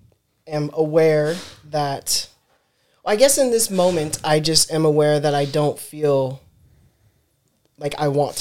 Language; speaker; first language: English; native; English